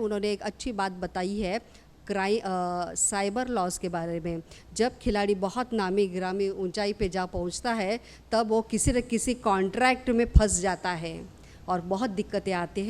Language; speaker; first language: Hindi; native; Hindi